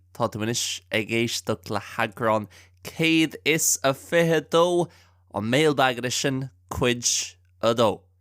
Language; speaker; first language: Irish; non-native, local second language; English